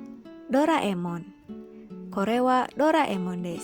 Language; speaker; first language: Japanese; non-native, learner; Indonesian